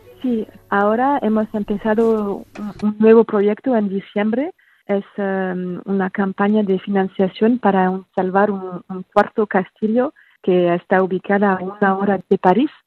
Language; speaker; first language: Spanish; non-native, fluent; French